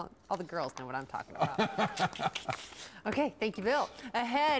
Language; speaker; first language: English; native; English